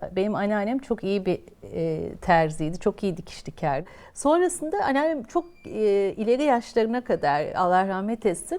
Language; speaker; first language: Turkish; native; Turkish